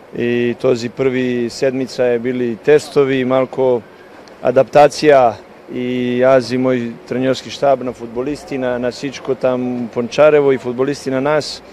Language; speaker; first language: Bulgarian; non-native, learner; Serbian